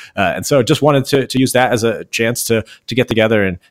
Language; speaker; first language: English; native; English